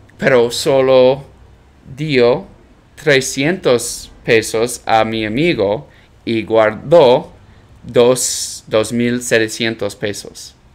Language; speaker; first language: Spanish; non-native, learner; English